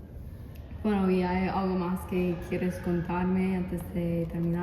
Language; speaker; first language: Spanish; non-native, learner; English